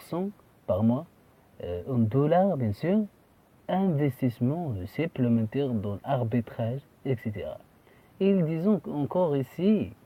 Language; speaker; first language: French; non-native, fluent; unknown